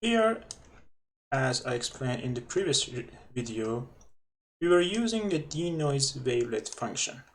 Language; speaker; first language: English; non-native, fluent; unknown